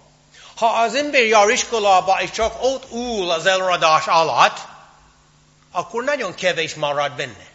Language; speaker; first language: Hungarian; non-native, fluent; English